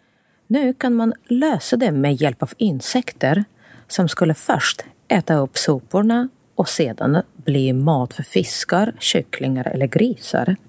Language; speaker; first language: Swedish; non-native, fluent; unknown